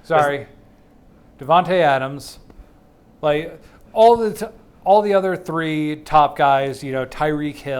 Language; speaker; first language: English; native; English